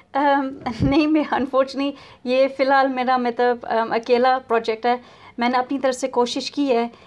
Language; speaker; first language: Urdu; native; Urdu